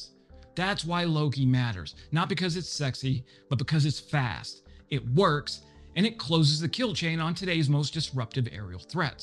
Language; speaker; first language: English; native; English